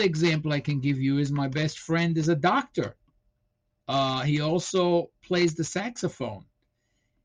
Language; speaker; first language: English; non-native, fluent; Hebrew